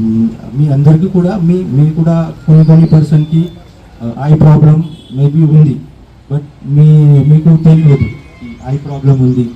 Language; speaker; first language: Telugu; non-native, learner; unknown